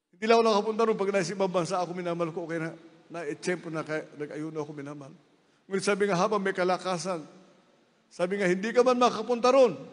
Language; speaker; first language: Filipino; native; Filipino